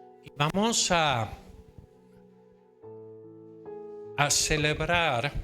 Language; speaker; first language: Spanish; non-native, fluent; Danish